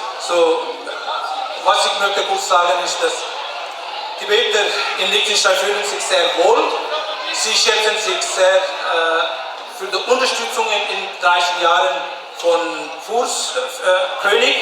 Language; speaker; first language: German; non-native, fluent; Tibetan